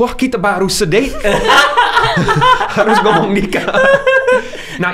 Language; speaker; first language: Indonesian; non-native, learner; English